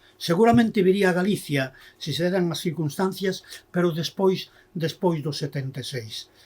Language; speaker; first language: Galician; native; Galician